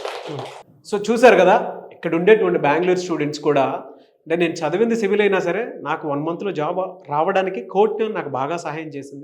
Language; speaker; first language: Telugu; native; Telugu